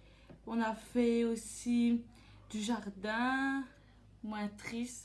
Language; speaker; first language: French; non-native, local second language; Réunion Creole French